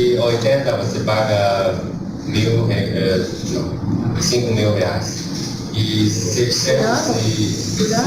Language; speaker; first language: Portuguese; non-native, learner; Chinese